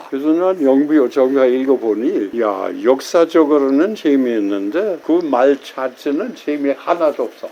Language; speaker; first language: Korean; non-native, fluent; German